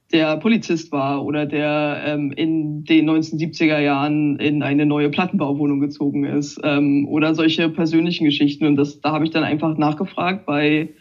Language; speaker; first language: German; native; German